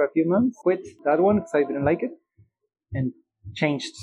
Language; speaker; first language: English; non-native, fluent; Spanish